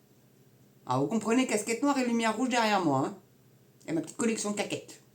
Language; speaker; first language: French; native; French